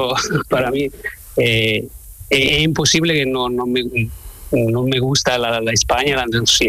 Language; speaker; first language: Spanish; non-native, learner; Italian